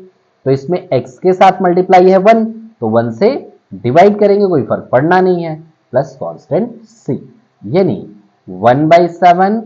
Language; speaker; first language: Hindi; native; Hindi